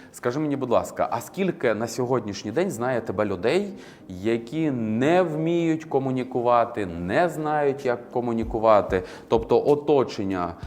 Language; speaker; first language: Ukrainian; native; Ukrainian